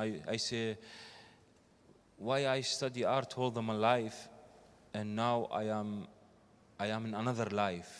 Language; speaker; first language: English; non-native, learner; Arabic